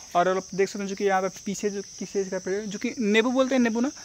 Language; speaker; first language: Hindi; native; Hindi